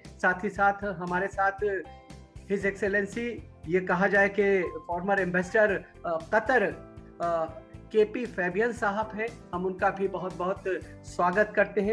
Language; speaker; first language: Hindi; native; Hindi